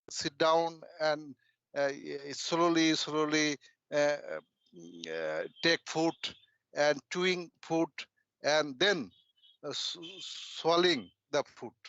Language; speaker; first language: English; non-native, learner; Bangla